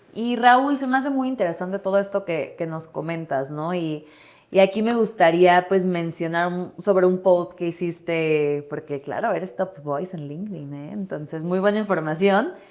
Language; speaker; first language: Spanish; native; Spanish